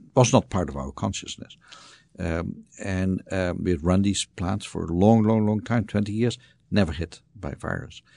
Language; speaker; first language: English; non-native, fluent; Dutch